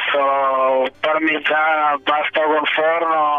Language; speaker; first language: Italian; non-native, learner; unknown